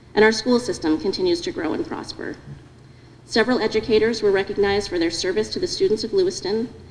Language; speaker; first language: English; native; English